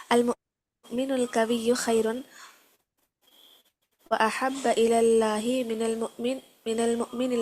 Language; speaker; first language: Arabic; non-native, learner; Tamil